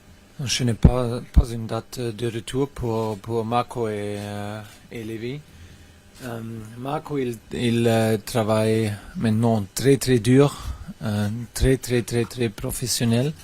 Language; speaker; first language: French; non-native, fluent; German